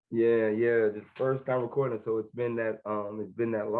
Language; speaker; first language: English; native; English